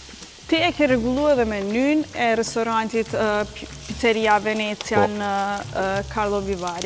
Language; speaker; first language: Albanian; native; Albanian